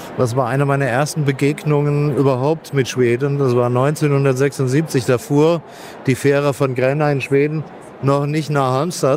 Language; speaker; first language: German; native; German